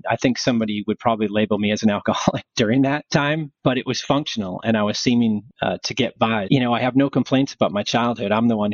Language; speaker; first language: English; native; English